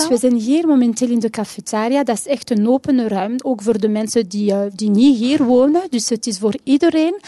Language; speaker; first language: Dutch; non-native, local second language; French